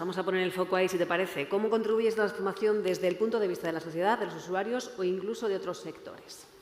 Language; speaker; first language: Spanish; native; Spanish